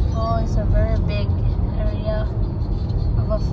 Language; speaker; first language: English; non-native, learner; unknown